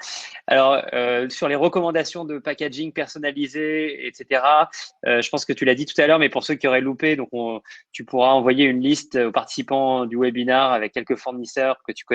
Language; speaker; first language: French; native; French